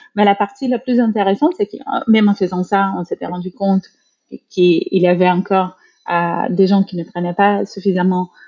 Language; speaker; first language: French; non-native, fluent; Portuguese